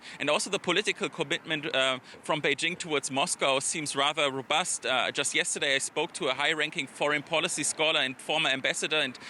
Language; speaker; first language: English; non-native, fluent; German